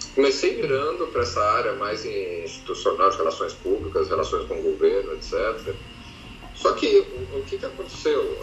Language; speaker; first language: Portuguese; native; Portuguese